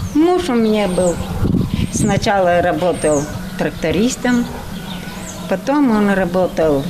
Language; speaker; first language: Russian; non-native, local second language; Albanian